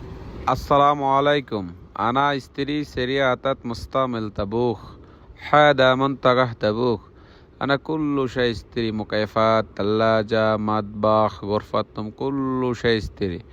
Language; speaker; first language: Arabic; non-native, learner; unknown